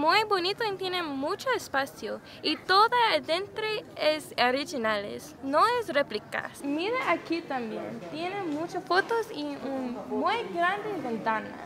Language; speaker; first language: Spanish; non-native, learner; English